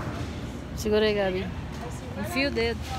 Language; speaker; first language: Portuguese; native; Portuguese